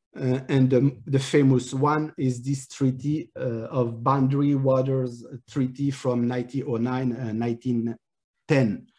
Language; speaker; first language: English; non-native, fluent; French